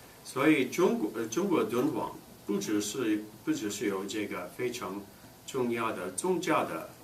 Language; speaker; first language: Chinese; non-native, fluent; English